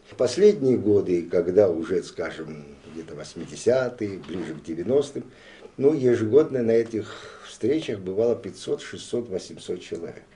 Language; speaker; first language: Russian; non-native, local second language; Abkhazian